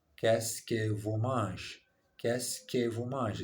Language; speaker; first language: French; non-native, learner; English